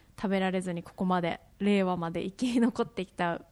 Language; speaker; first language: Japanese; early bilingual, heritage; Japanese